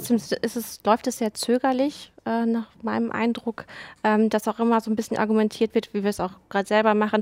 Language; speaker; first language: German; native; German